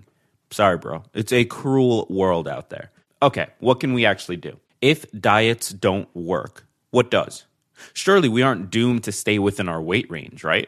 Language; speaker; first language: English; native; English